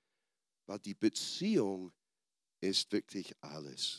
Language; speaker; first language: German; non-native, fluent; English